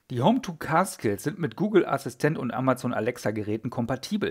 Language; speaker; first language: German; native; German